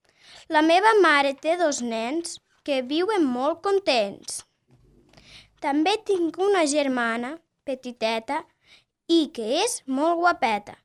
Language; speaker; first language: Catalan; early bilingual, other home language; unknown